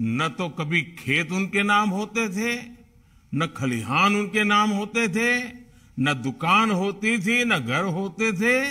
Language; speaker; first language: Hindi; non-native, local second language; Gujarati